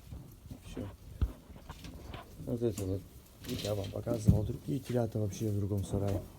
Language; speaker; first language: Russian; non-native, local second language; Ossetic